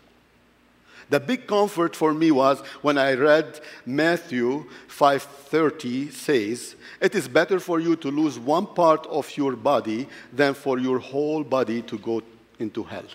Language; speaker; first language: English; non-native, fluent; Arabic